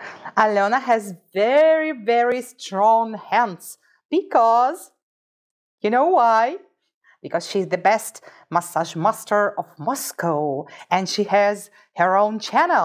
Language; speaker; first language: English; non-native, fluent; Russian